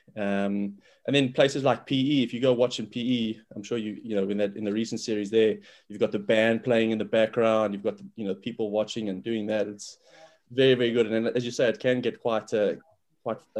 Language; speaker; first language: English; native; English